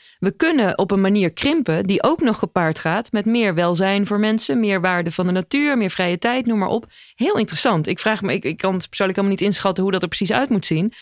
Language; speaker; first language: Dutch; native; Dutch